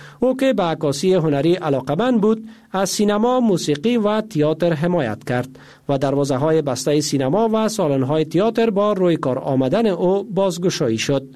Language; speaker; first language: Persian; native; Persian